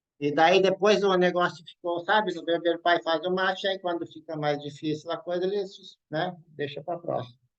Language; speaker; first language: Portuguese; native; Portuguese